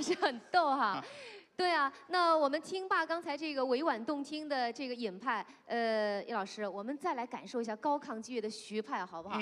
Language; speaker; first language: Chinese; native; Chinese